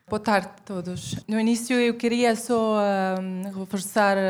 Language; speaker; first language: Portuguese; non-native, fluent; Arabic